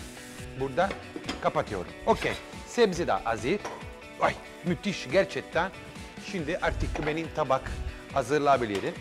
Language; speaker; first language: Turkish; non-native, learner; Italian